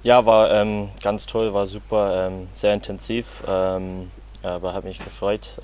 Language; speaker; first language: German; non-native, learner; English